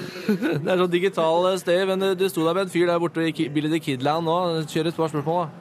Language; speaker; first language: Norwegian; native; Norwegian